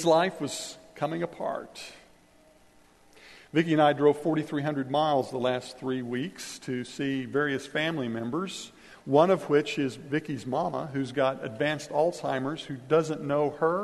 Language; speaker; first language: English; native; English